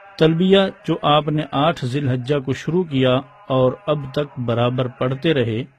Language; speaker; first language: Urdu; native; Urdu